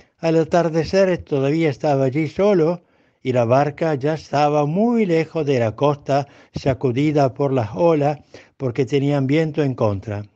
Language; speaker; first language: Spanish; native; Spanish